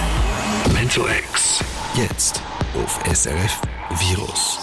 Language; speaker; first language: German; native; German